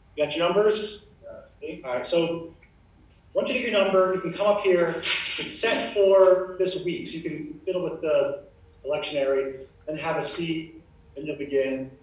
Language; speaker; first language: English; native; English